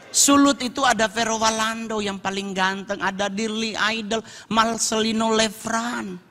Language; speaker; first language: Indonesian; native; Indonesian